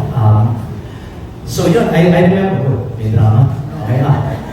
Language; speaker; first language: English; native; English